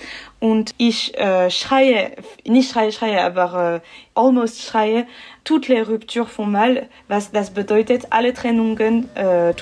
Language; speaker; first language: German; non-native, learner; French